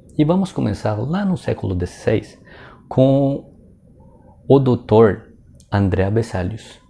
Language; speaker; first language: Portuguese; non-native, fluent; Spanish